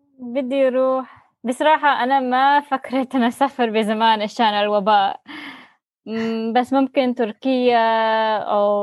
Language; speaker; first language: Arabic; non-native, learner; English